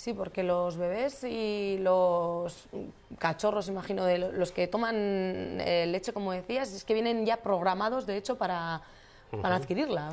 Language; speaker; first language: Spanish; native; Spanish